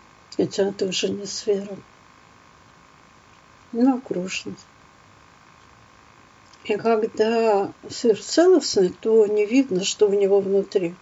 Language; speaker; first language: Russian; native; Russian